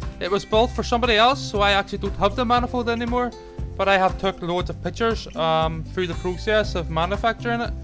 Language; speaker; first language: English; native; English